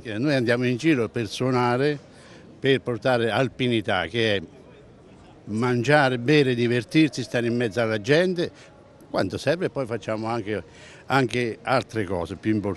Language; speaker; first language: Italian; native; Italian